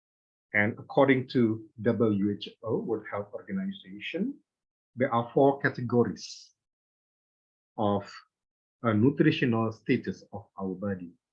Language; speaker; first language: English; non-native, fluent; Indonesian